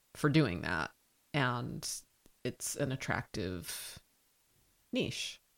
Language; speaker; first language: English; native; English